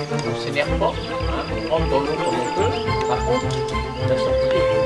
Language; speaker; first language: French; native; French